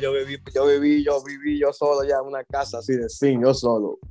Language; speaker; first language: Spanish; early bilingual, heritage; Spanish